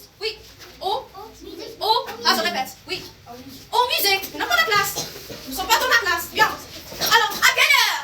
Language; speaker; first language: French; non-native, local second language; Arabic